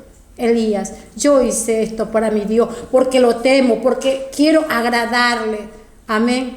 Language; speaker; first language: Spanish; native; Spanish